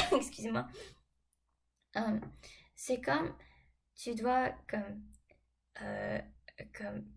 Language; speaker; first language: French; non-native, fluent; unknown